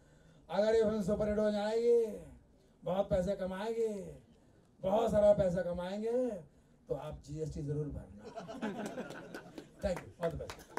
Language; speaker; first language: Hindi; native; Hindi